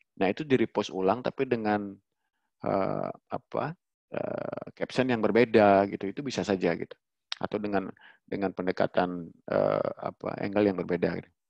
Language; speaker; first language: Indonesian; native; Indonesian